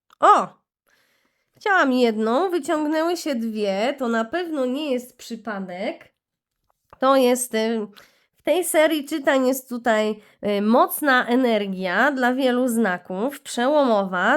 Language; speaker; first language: Polish; native; Polish